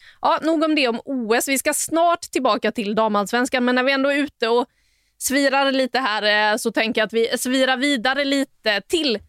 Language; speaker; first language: Swedish; native; Swedish